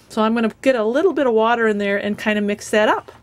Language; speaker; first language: English; native; English